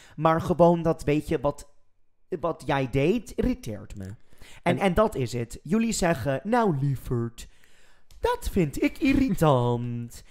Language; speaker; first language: Dutch; non-native, fluent; English